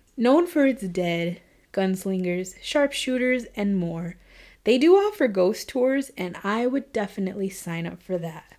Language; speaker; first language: English; native; English